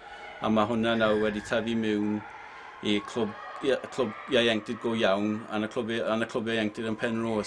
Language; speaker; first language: Welsh; native; Welsh